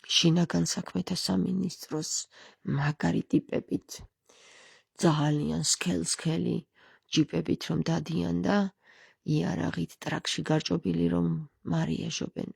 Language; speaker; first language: Georgian; native; Georgian